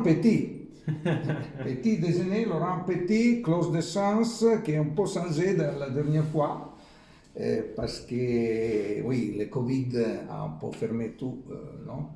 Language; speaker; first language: French; non-native, learner; Italian